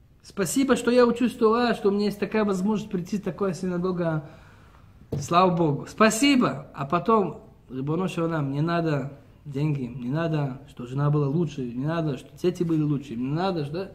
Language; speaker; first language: Russian; early bilingual, heritage; Russian